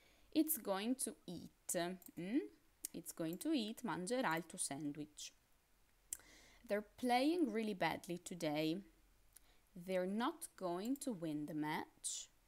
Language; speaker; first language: English; non-native, fluent; Italian